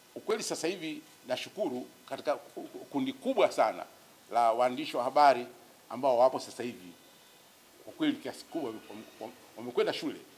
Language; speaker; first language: Swahili; native; Swahili